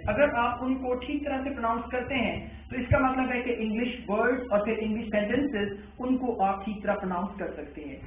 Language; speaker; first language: Urdu; native; Urdu